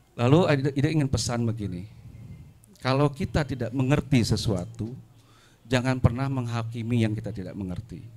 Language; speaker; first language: Indonesian; non-native, local second language; Sundanese